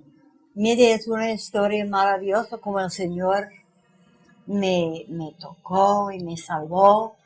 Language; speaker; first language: Spanish; non-native, fluent; English